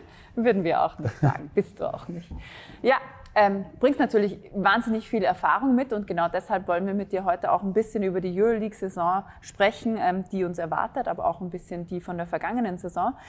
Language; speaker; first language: German; native; German